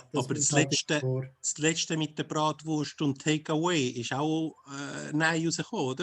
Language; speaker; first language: German; non-native, fluent; Spanish